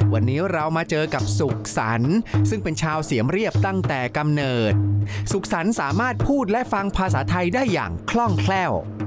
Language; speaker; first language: Thai; native; Thai